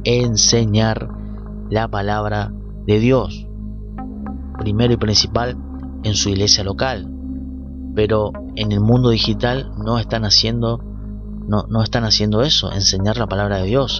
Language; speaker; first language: Spanish; native; Spanish